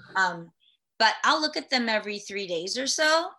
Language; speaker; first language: English; early bilingual, other home language; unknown